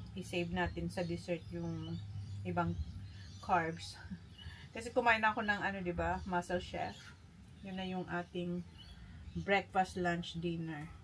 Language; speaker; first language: Filipino; non-native, local second language; Bikol